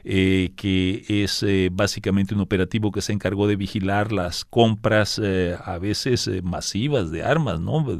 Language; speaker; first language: Spanish; native; Spanish